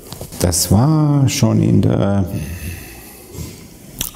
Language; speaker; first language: German; non-native, fluent; Hungarian